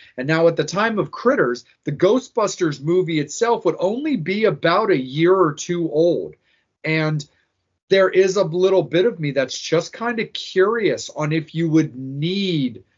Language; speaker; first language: English; native; English